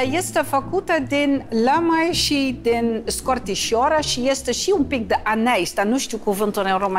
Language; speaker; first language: Romanian; non-native, fluent; Dutch